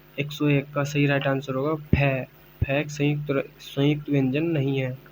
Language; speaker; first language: Hindi; native; Hindi